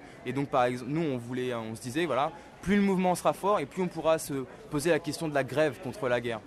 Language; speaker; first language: French; native; French